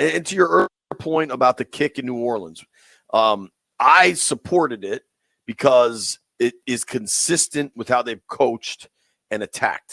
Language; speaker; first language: English; native; English